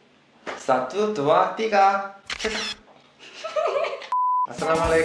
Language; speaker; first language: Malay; non-native, learner; Korean